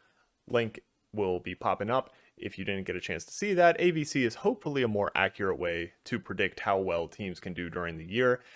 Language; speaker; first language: English; native; English